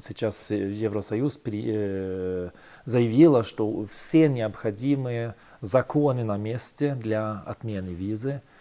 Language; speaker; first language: Russian; non-native, fluent; Swedish